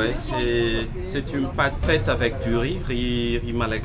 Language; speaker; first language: French; non-native, local second language; Malagasy